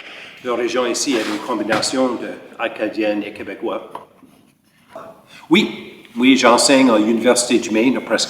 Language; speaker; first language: French; early bilingual, heritage; French